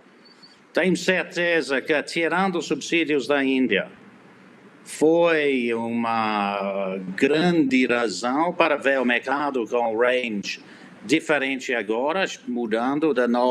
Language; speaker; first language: Portuguese; non-native, fluent; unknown